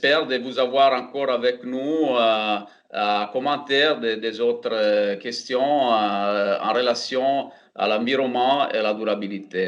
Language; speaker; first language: French; non-native, fluent; Italian